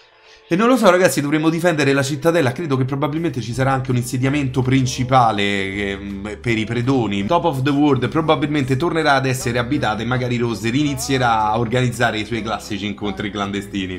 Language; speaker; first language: Italian; native; Italian